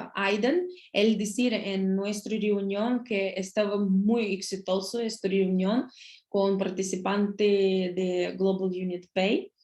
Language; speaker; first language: Spanish; non-native, learner; Russian